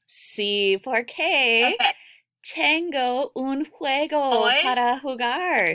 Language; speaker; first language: Spanish; non-native, learner; English